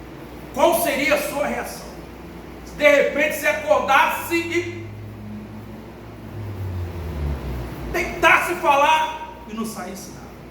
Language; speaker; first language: Portuguese; native; Portuguese